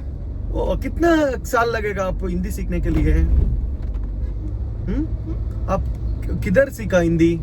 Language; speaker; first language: Hindi; non-native, local second language; Kannada